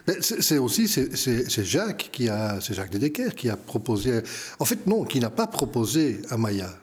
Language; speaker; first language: French; non-native, local second language; Dutch